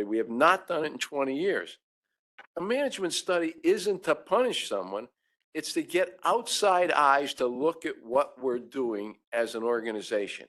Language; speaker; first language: English; native; English